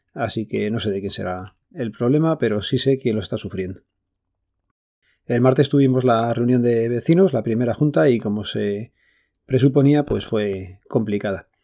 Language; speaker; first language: Spanish; native; Spanish